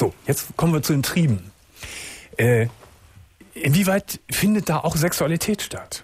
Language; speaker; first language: German; native; German